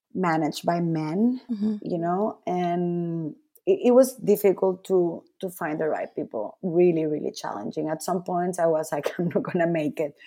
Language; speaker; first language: English; non-native, fluent; Spanish